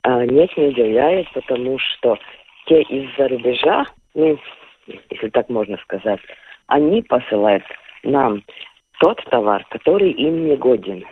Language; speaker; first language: Russian; non-native, local second language; Latvian